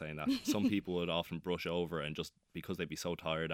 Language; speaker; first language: English; native; English